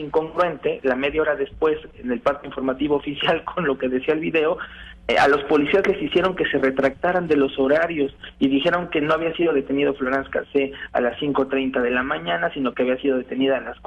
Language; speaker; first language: Spanish; native; Spanish